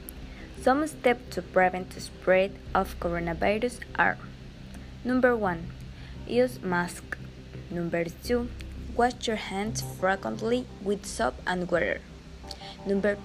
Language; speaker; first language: English; non-native, learner; Spanish